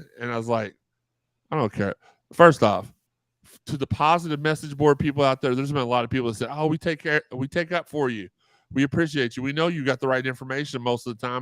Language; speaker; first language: English; native; English